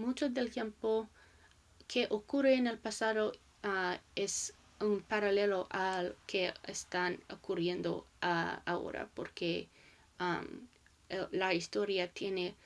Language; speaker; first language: Spanish; non-native, learner; English